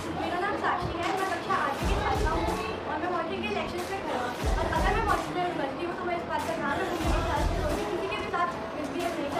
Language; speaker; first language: Hindi; native; Hindi